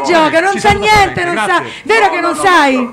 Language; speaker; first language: Italian; native; Italian